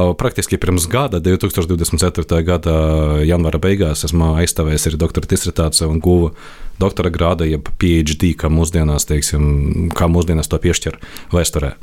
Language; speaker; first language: Latvian; non-native, local second language; Russian